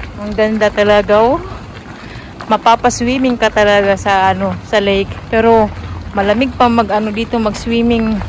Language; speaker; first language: Filipino; native; Filipino